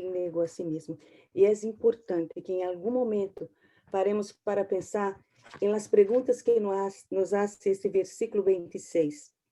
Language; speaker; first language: Portuguese; non-native, learner; Spanish